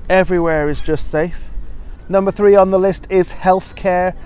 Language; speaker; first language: English; native; English